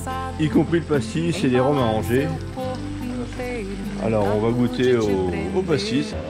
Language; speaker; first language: French; native; French